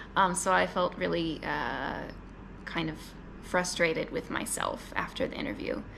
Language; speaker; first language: English; native; English